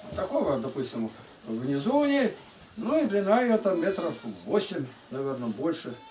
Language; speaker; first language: Russian; native; Russian